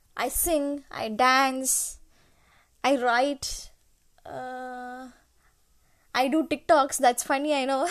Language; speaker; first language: English; non-native, local second language; Malayalam